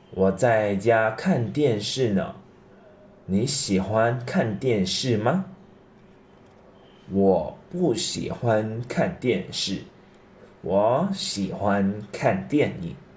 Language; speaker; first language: Chinese; non-native, fluent; English